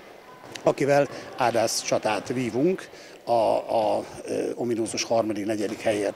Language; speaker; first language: Hungarian; native; Hungarian